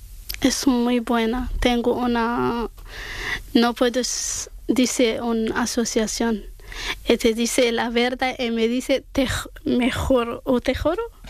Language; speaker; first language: Spanish; non-native, learner; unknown